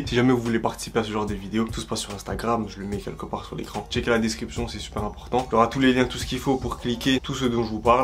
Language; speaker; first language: French; native; French